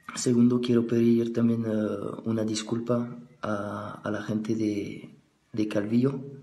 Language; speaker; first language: Spanish; non-native, fluent; French